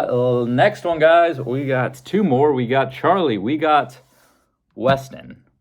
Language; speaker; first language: English; native; English